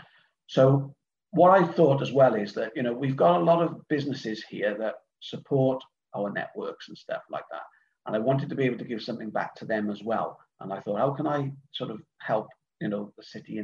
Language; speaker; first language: English; native; English